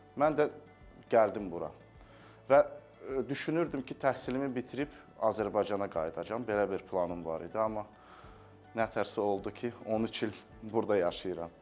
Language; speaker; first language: Azerbaijani; native; Azerbaijani